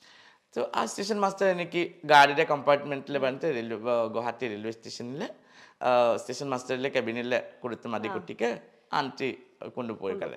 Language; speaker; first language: Malayalam; non-native, learner; Assamese